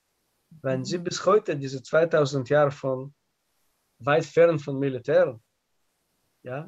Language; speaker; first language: German; non-native, learner; Russian